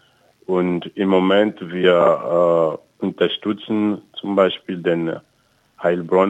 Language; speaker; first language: German; non-native, fluent; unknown